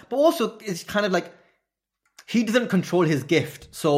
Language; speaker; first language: English; native; English